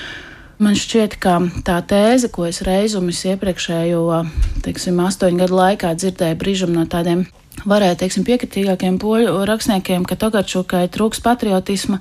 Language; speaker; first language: Latvian; native; Latvian